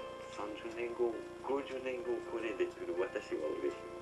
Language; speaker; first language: Japanese; non-native, learner; French